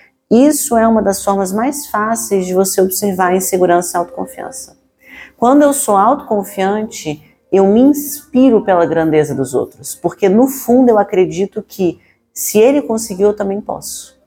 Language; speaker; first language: Portuguese; native; Portuguese